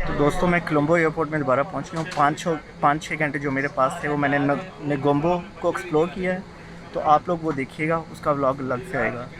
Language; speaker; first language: Urdu; non-native, local second language; Punjabi